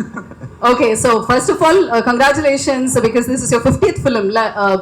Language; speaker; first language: Tamil; native; Tamil